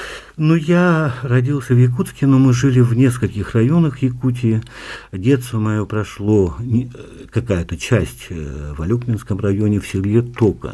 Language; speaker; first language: Russian; non-native, local second language; Yakut